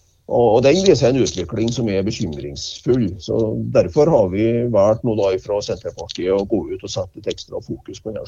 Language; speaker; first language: Norwegian; native; Norwegian